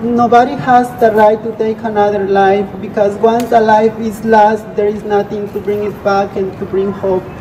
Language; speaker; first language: English; non-native, fluent; Spanish